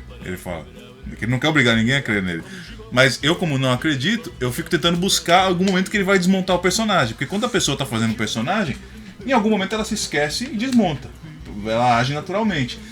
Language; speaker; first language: Portuguese; native; Portuguese